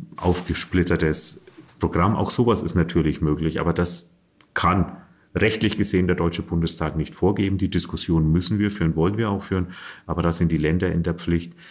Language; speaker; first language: German; native; German